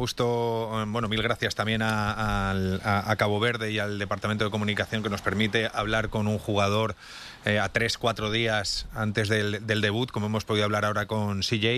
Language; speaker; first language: Spanish; native; Spanish